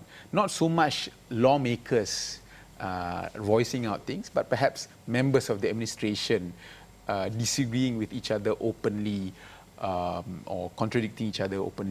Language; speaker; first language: English; non-native, local second language; Malay